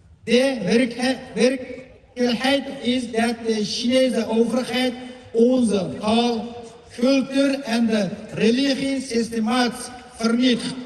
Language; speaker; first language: Dutch; non-native, learner; Uyghur